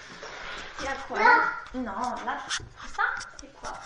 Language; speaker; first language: French; native; French